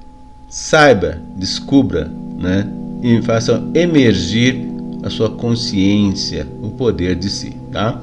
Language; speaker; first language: Portuguese; native; Portuguese